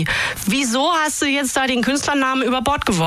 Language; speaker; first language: German; native; German